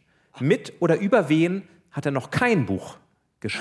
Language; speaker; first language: German; native; German